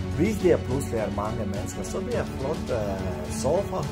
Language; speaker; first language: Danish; non-native, learner; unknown